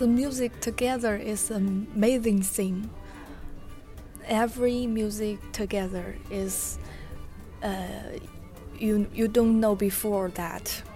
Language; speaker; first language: English; non-native, learner; Chinese